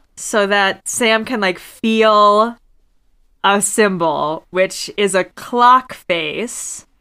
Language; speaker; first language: English; native; English